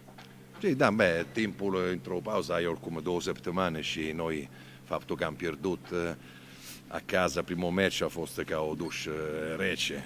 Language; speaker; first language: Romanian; non-native, learner; Italian